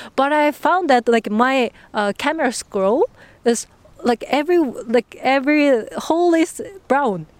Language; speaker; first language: English; non-native, learner; Japanese